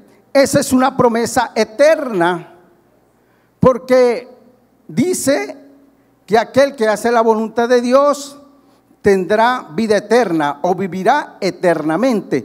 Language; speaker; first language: Spanish; native; Spanish